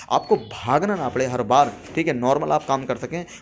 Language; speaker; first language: Hindi; native; Hindi